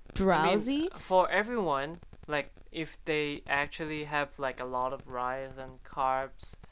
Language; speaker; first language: English; non-native, local second language; Chinese